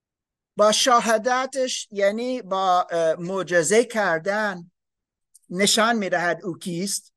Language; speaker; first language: Persian; non-native, learner; English